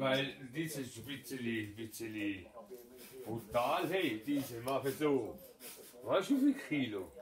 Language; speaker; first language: German; non-native, learner; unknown